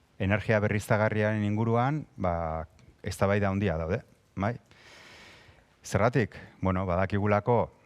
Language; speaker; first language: Basque; non-native, local second language; Spanish